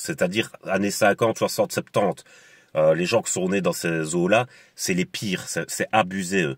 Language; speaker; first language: French; native; French